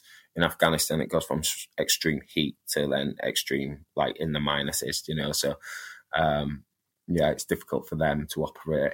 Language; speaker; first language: English; native; English